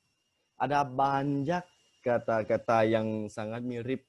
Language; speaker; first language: Indonesian; non-native, fluent; Thai